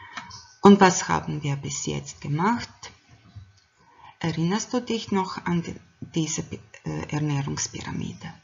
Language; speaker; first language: German; non-native, fluent; Croatian